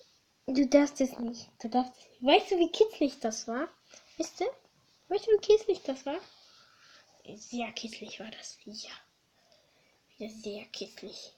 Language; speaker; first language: German; early bilingual, other home language; Hungarian